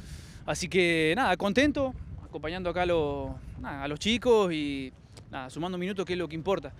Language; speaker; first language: Spanish; native; Spanish